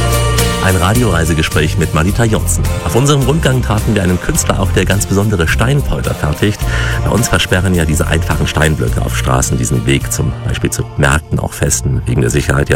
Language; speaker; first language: German; native; German